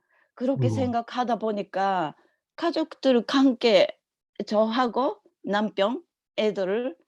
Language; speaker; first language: Korean; non-native, learner; Japanese